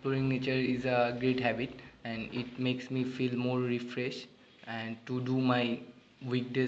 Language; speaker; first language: English; non-native, learner; Bangla